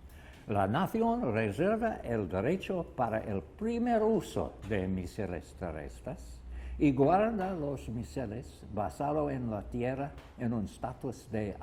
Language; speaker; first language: Spanish; non-native, learner; English